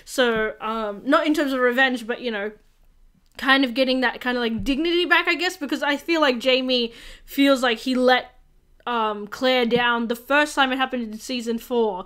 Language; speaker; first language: English; native; English